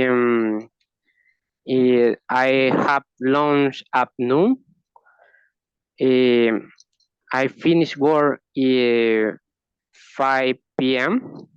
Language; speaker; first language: English; non-native, learner; Spanish